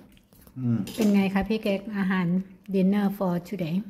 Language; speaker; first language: Thai; native; Thai